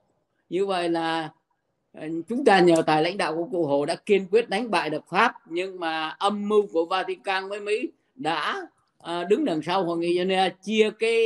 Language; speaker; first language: Vietnamese; native; Vietnamese